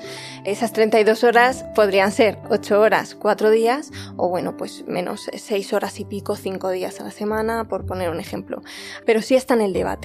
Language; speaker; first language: Spanish; native; Spanish